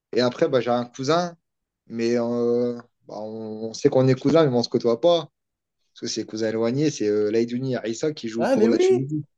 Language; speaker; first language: French; native; French